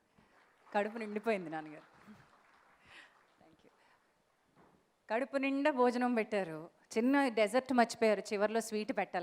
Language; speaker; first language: Telugu; native; Telugu